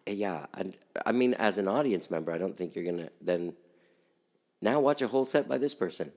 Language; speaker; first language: English; native; English